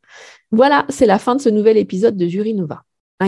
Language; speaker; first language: French; native; French